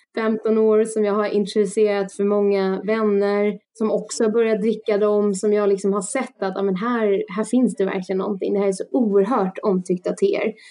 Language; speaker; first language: Swedish; early bilingual, other home language; Russian